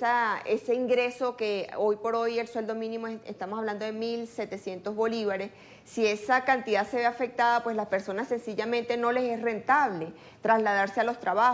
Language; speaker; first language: Spanish; native; Spanish